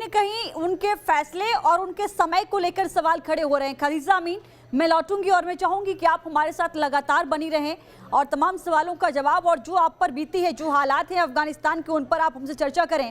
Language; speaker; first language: Hindi; native; Hindi